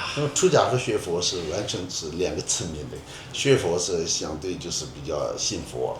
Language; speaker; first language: Chinese; non-native, local second language; Tibetan